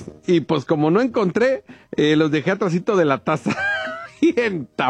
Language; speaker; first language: Spanish; native; Spanish